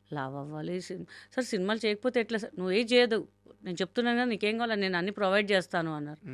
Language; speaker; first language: Telugu; non-native, local second language; Hindi